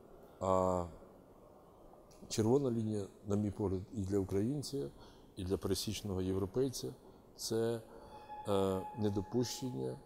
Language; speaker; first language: Ukrainian; native; Ukrainian